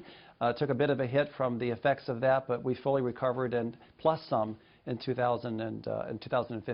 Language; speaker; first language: English; native; English